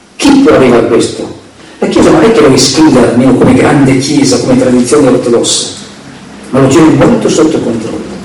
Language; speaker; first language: Italian; native; Italian